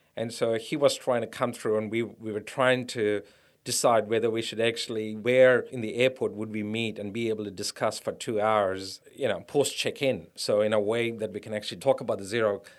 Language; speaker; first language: English; non-native, local second language; Tamil